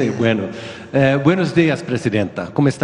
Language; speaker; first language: Spanish; non-native, learner; Swedish